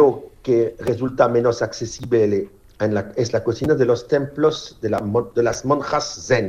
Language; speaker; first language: Spanish; non-native, fluent; French